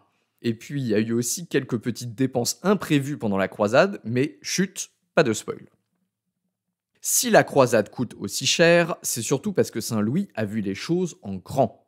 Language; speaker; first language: French; native; French